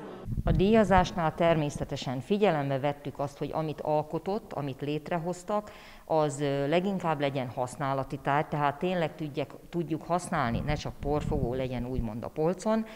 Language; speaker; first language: Hungarian; native; Hungarian